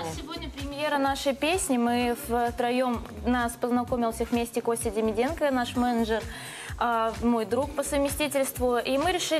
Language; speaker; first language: Russian; native; Russian